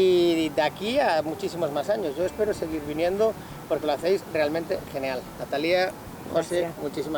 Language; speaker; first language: Spanish; native; Spanish